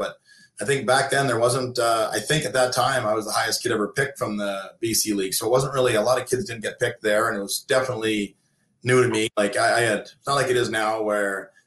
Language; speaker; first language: English; native; English